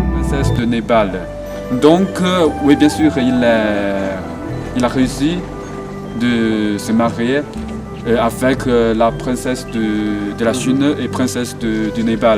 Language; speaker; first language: French; non-native, fluent; Chinese